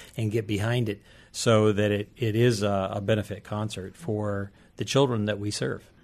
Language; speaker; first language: English; native; English